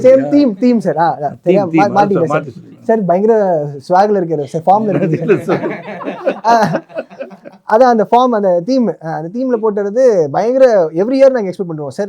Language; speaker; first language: Tamil; native; Tamil